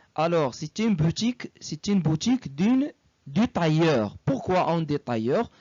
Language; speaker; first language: French; non-native, local second language; Arabic